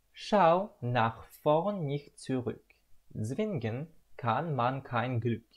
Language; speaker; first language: German; non-native, learner; Russian